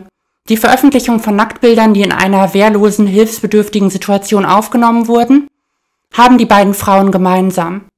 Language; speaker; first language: German; native; German